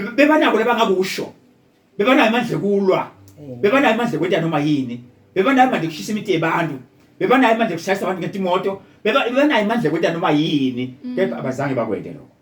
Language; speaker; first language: Zulu; non-native, local second language; Swati